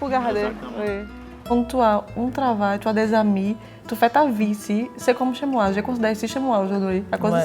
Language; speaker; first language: French; non-native, fluent; Portuguese